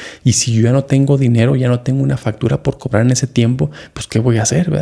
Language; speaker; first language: Spanish; native; Spanish